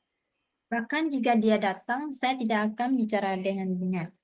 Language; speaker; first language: Indonesian; non-native, learner; English